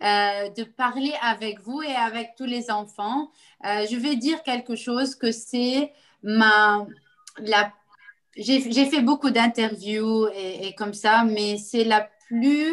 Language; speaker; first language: French; non-native, local second language; Arabic